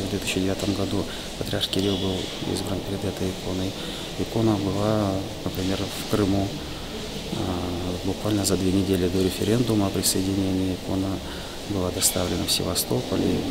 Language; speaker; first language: Russian; native; Russian